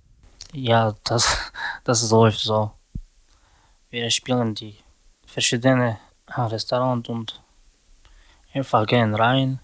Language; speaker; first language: German; non-native, learner; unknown